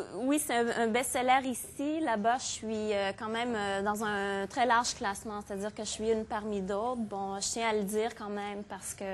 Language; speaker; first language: French; native; French